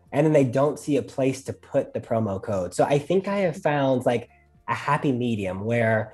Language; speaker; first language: English; native; English